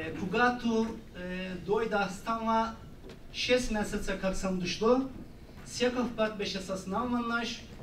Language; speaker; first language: Bulgarian; non-native, local second language; Turkish